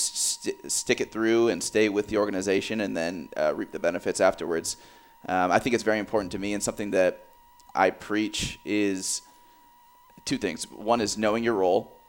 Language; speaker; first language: English; native; English